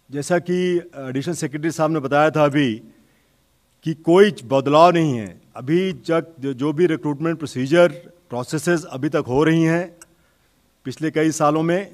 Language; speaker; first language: Hindi; native; Hindi